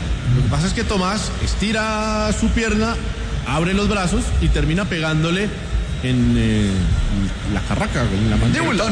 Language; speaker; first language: Spanish; native; Spanish